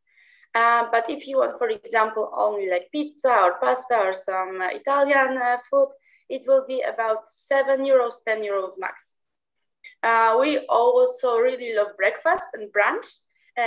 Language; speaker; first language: English; non-native, fluent; Polish